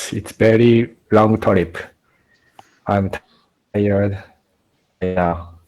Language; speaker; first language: English; non-native, learner; Japanese